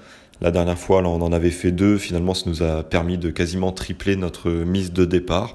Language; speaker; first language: French; native; French